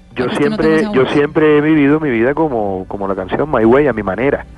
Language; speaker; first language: Spanish; native; Spanish